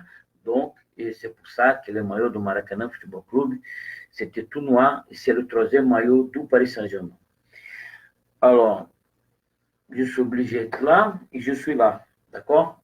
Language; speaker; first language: French; non-native, fluent; Portuguese